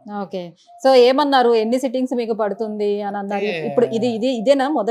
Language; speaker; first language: Telugu; native; Telugu